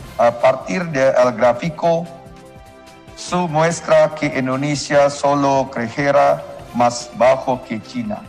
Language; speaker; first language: Spanish; non-native, learner; Indonesian